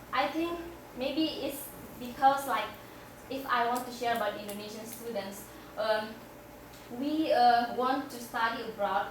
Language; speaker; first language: English; non-native, fluent; Indonesian